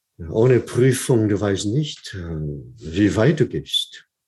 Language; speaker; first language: German; non-native, fluent; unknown